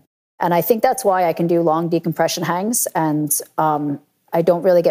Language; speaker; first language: English; native; English